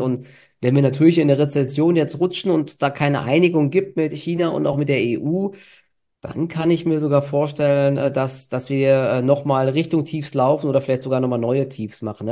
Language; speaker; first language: German; native; German